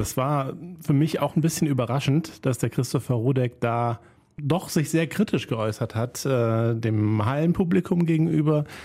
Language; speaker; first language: German; native; German